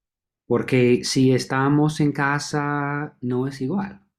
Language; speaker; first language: Spanish; non-native, fluent; English